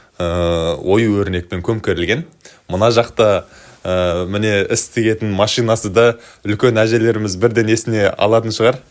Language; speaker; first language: Kazakh; native; Kazakh